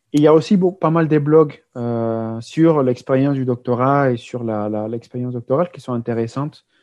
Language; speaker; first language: French; non-native, fluent; Spanish